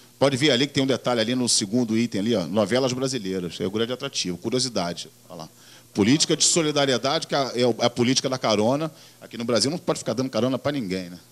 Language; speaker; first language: Portuguese; native; Portuguese